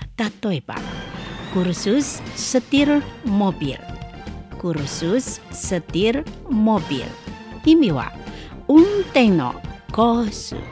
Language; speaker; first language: Japanese; non-native, fluent; Indonesian